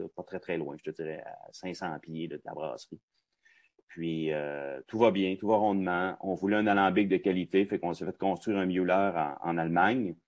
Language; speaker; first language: French; native; French